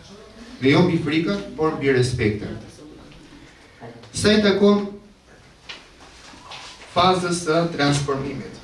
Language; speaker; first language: Albanian; native; Albanian